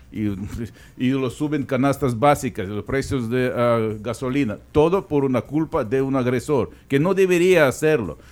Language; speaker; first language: Spanish; non-native, fluent; Ukrainian